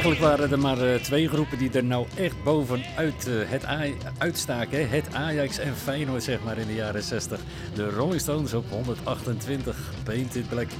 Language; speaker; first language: Dutch; native; Dutch